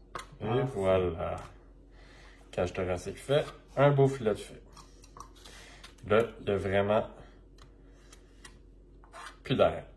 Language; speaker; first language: French; native; French